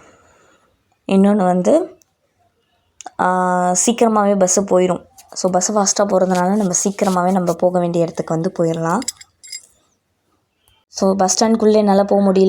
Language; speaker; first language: Tamil; native; Tamil